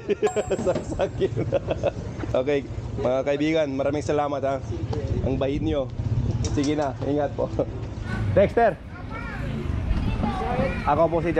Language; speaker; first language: Filipino; non-native, learner; English